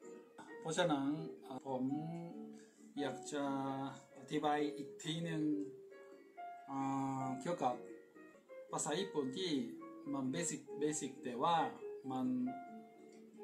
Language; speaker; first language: Thai; non-native, fluent; Japanese